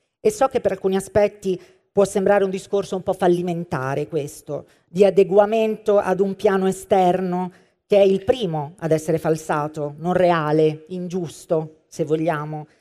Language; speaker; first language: Italian; native; Italian